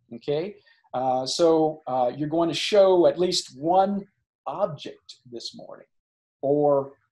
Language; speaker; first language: English; native; English